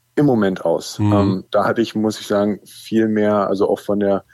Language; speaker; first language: German; native; German